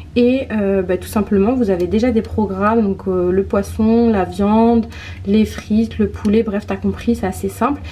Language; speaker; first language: French; early bilingual, other home language; Arabic